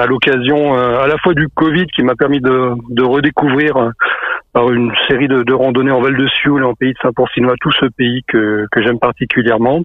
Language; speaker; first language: French; native; French